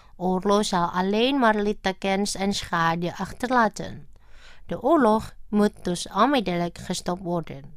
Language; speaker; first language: Dutch; non-native, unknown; Indonesian